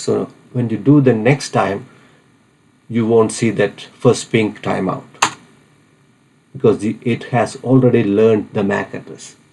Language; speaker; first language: English; non-native, fluent; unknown